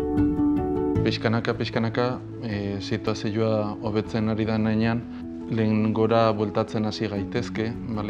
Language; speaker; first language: Basque; native; Basque